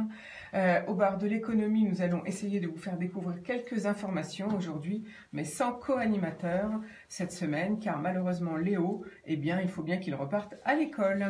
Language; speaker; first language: French; native; French